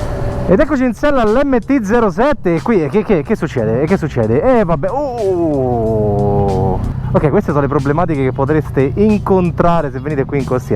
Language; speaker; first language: Italian; native; Italian